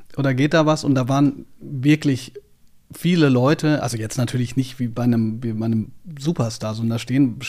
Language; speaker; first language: German; native; German